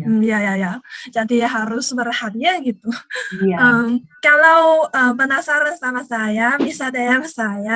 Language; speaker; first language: Indonesian; non-native, learner; Chinese